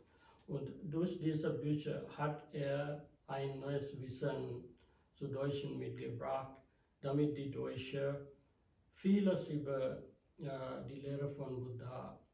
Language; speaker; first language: German; non-native, fluent; Sinhala